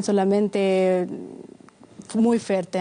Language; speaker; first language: Spanish; non-native, fluent; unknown